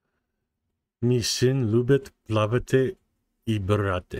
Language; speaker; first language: Ukrainian; non-native, learner; English